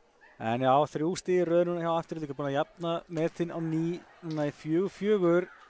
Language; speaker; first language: Icelandic; native; Icelandic